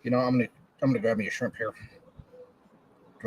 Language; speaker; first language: English; native; English